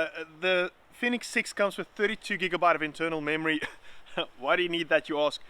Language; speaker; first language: English; native; English